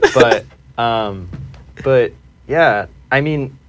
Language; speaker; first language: English; native; English